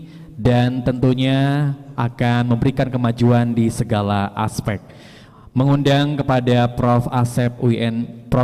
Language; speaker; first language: Indonesian; native; Indonesian